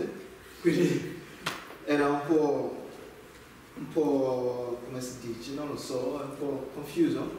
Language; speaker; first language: Italian; non-native, learner; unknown